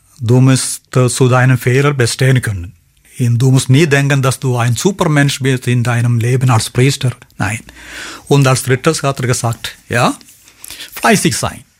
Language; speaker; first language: German; non-native, fluent; Malayalam